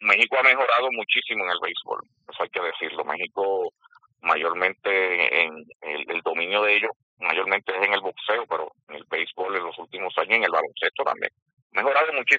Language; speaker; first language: Spanish; native; Spanish